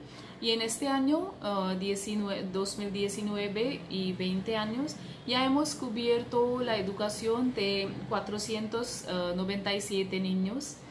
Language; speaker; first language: Spanish; non-native, fluent; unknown